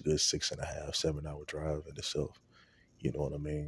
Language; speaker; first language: English; native; English